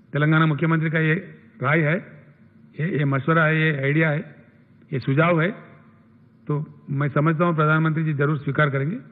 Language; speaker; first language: Hindi; non-native, local second language; Telugu